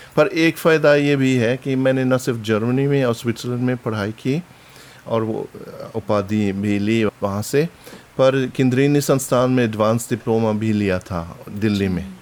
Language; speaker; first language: Hindi; non-native, fluent; German